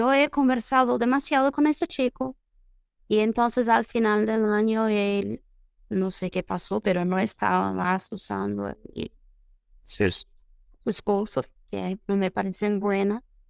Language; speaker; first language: Spanish; non-native, fluent; Portuguese